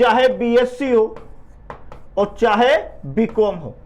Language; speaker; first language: Hindi; native; Hindi